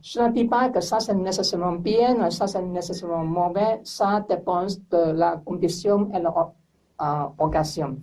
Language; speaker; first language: French; non-native, learner; English